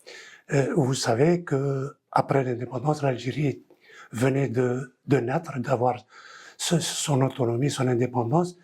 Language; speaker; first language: French; non-native, local second language; Kabyle